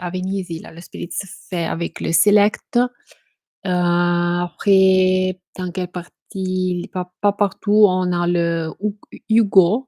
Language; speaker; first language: French; non-native, fluent; Italian